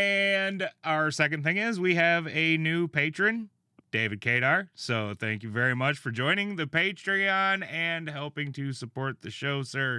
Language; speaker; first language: English; native; English